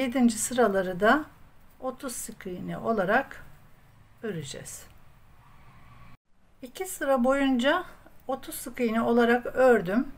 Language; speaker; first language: Turkish; native; Turkish